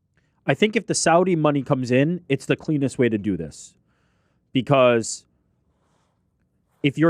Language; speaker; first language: English; native; English